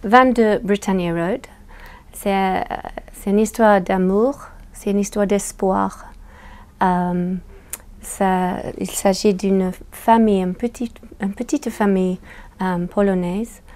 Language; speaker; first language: French; non-native, fluent; English